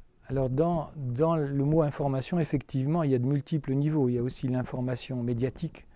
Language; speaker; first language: French; native; French